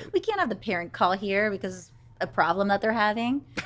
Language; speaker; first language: English; native; English